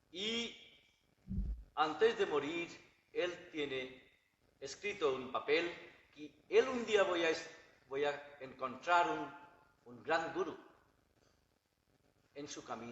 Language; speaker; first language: Spanish; non-native, learner; Bangla